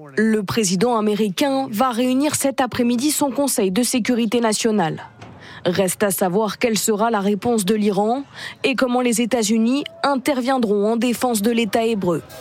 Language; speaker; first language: French; native; French